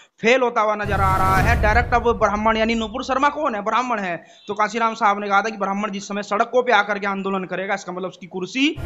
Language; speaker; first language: Hindi; native; Hindi